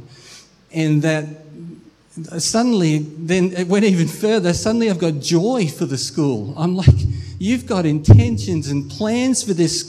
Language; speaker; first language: English; native; English